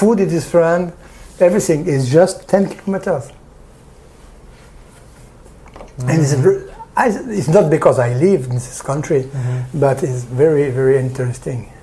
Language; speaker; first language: English; non-native, learner; French